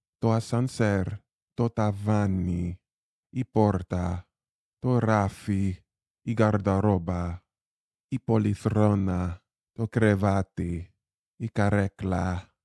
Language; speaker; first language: Greek; non-native, learner; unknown